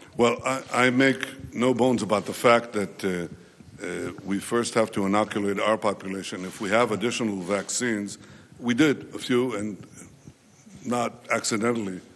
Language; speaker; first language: English; non-native, fluent; Hebrew